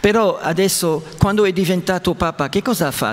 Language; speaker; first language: Italian; non-native, fluent; French